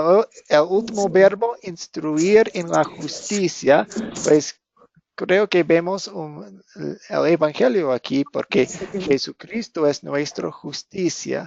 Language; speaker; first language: Spanish; non-native, fluent; English